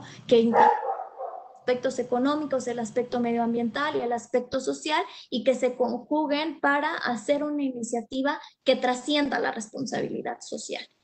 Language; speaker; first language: Spanish; native; Spanish